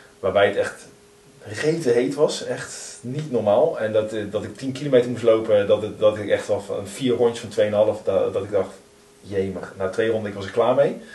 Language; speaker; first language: Dutch; native; Dutch